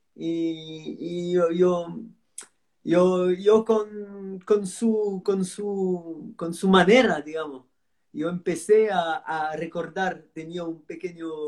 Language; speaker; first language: Spanish; non-native, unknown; French